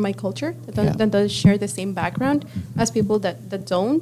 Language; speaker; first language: English; non-native, fluent; Spanish